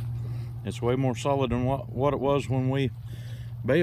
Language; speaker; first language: English; native; English